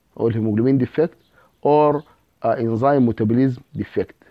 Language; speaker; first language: English; non-native, fluent; Arabic